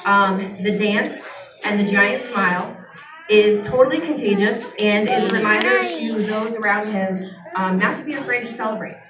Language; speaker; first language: English; native; English